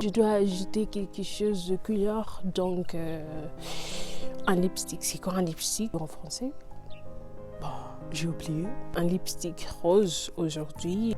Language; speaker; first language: French; non-native, learner; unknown